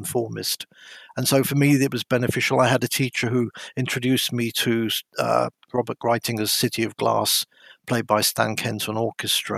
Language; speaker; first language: English; native; English